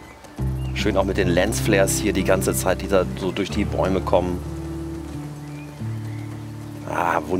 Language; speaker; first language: German; native; German